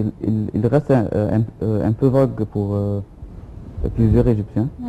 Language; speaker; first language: French; non-native, fluent; Arabic